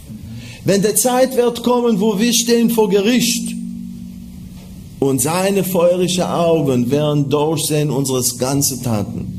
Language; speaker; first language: German; non-native, fluent; Hebrew